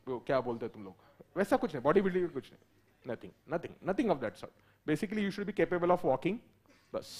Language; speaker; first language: Hindi; non-native, local second language; Marathi